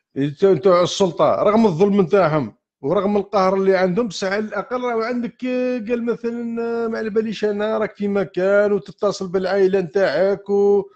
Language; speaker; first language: Arabic; native; Arabic